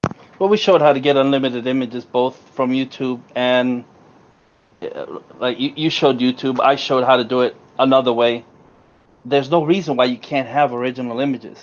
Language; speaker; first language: English; native; English